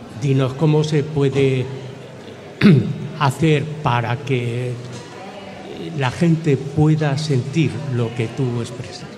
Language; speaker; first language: Spanish; native; Spanish